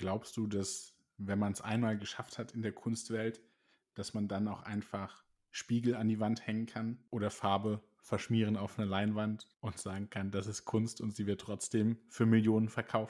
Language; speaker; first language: German; native; German